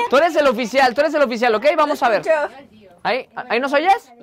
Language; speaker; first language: Spanish; native; Spanish